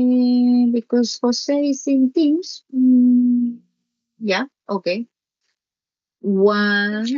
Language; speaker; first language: English; non-native, learner; Spanish